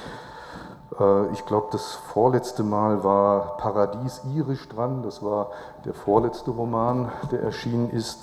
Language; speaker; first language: German; native; German